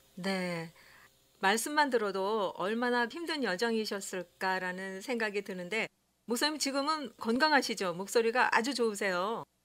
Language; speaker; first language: Korean; native; Korean